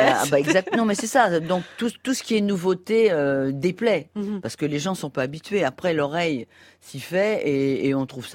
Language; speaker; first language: French; native; French